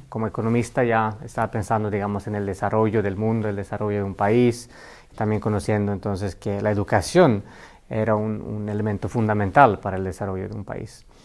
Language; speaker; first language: Spanish; non-native, fluent; Finnish